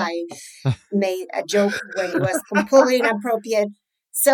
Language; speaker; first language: English; non-native, fluent; Spanish